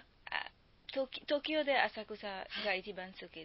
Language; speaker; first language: Japanese; non-native, learner; Bangla